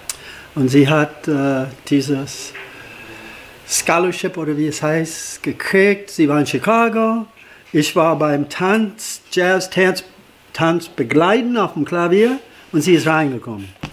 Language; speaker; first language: German; non-native, fluent; English